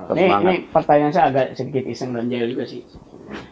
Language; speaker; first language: Indonesian; native; Indonesian